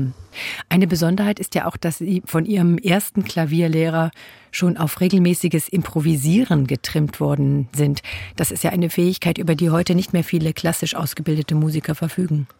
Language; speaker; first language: German; native; German